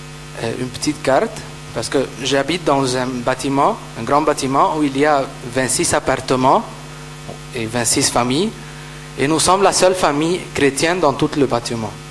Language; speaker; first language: French; non-native, fluent; Arabic